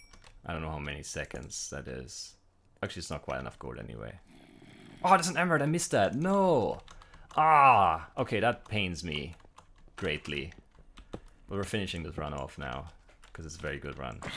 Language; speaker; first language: English; native; English